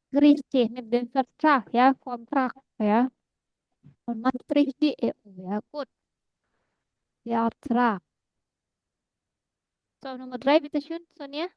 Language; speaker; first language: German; non-native, fluent; Indonesian